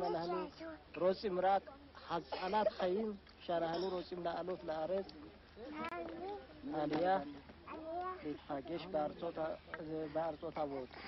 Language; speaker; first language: Hebrew; non-native, learner; Amharic